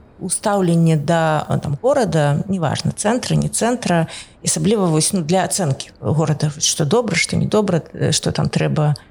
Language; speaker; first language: Belarusian; non-native, local second language; Russian